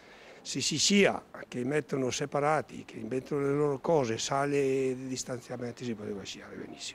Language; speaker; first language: Italian; native; Italian